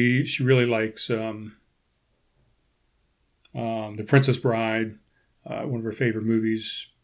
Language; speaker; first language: English; native; English